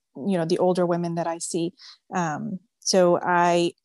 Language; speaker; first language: English; early bilingual, other home language; French